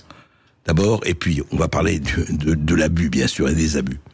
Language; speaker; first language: French; native; French